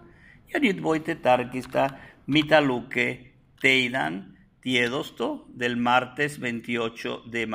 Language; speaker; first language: Finnish; non-native, fluent; Spanish